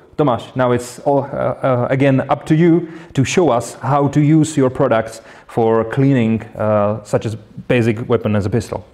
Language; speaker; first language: English; non-native, fluent; Czech